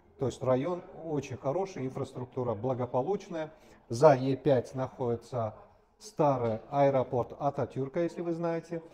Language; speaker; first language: Russian; non-native, local second language; Kazakh